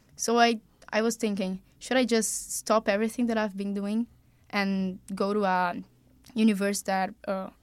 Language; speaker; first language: English; non-native, fluent; Portuguese